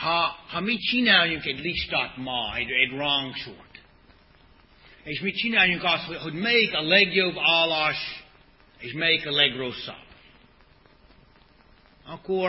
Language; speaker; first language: Hungarian; non-native, fluent; English